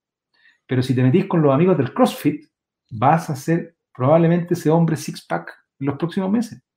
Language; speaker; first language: Spanish; native; Spanish